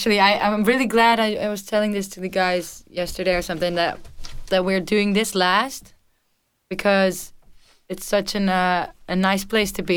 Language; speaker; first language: English; non-native, fluent; Dutch